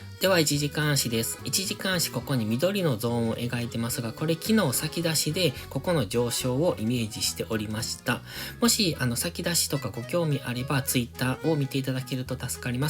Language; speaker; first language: Japanese; native; Japanese